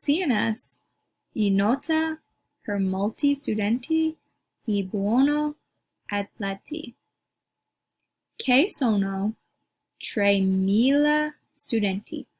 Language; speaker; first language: Italian; non-native, learner; English